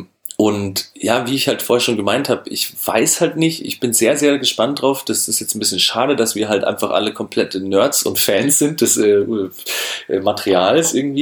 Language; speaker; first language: German; native; German